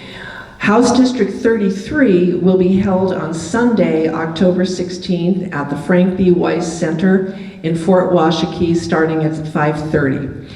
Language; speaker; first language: English; native; English